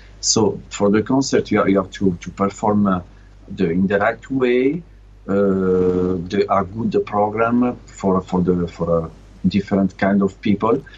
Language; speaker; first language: English; non-native, learner; Italian